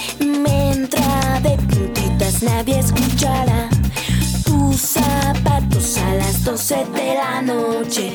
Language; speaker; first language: Spanish; non-native, fluent; English